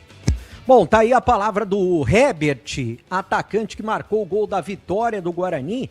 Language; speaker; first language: Portuguese; native; Portuguese